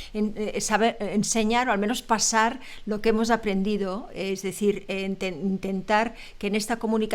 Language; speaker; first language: Spanish; native; Spanish